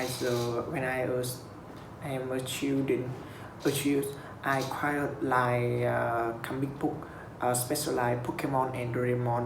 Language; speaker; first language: English; non-native, learner; Vietnamese